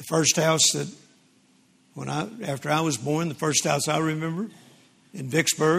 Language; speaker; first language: English; native; English